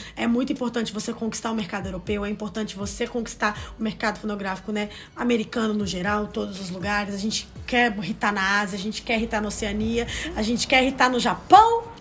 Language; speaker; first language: Portuguese; native; Portuguese